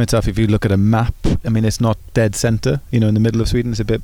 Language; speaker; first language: English; native; English